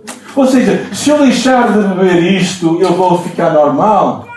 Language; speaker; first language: Portuguese; native; Portuguese